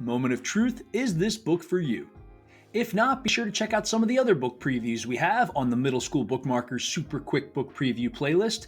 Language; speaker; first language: English; native; English